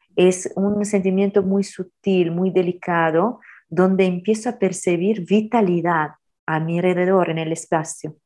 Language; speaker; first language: Spanish; non-native, fluent; Italian